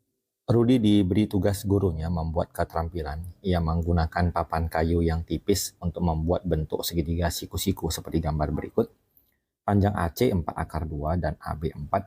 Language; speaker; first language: Indonesian; native; Indonesian